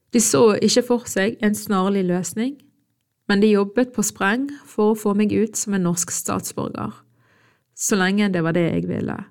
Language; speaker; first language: Norwegian; early bilingual, other home language; Arabic